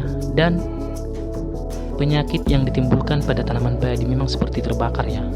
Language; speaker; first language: Indonesian; native; Indonesian